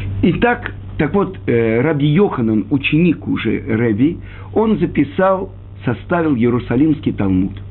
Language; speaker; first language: Russian; native; Russian